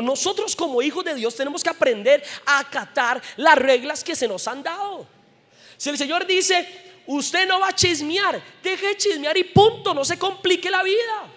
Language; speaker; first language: Spanish; native; Spanish